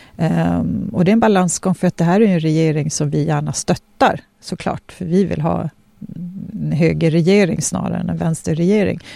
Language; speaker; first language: Swedish; early bilingual, other home language; Polish